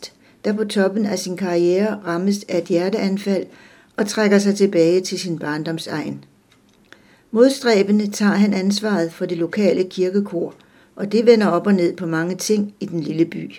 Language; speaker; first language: Danish; native; Danish